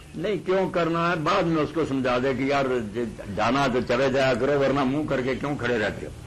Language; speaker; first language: Urdu; non-native, local second language; Punjabi